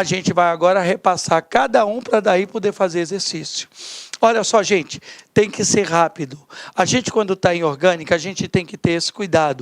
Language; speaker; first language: Portuguese; native; Portuguese